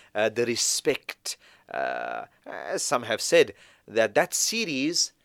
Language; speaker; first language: English; native; English